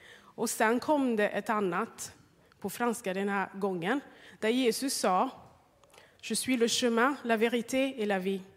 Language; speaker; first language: Swedish; non-native, fluent; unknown